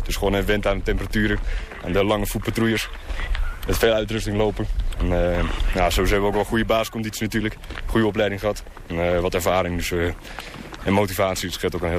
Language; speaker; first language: Dutch; native; Dutch